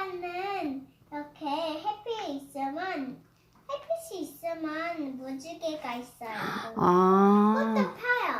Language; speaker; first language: Korean; early bilingual, heritage; Korean